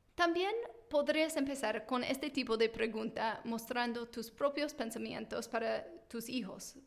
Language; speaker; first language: Spanish; non-native, fluent; English